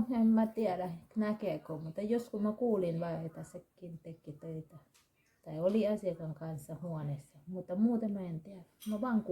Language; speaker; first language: Finnish; non-native, learner; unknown